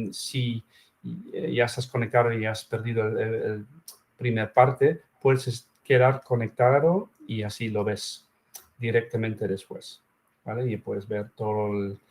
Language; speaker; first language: Spanish; non-native, fluent; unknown